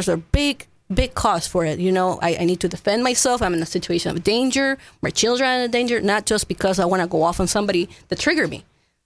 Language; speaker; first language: English; non-native, fluent; Spanish